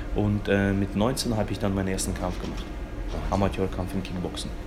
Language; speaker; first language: German; early bilingual, other home language; Russian